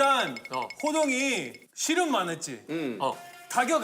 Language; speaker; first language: Korean; non-native, learner; French